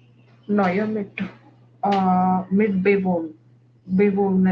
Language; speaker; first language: German; non-native, learner; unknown